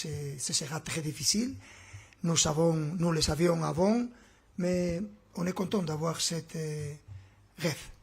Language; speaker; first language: French; non-native, fluent; Spanish